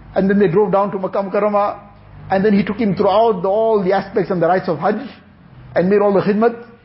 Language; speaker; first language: English; native; English